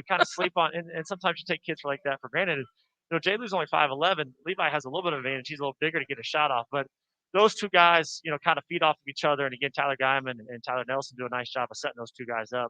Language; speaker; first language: English; native; English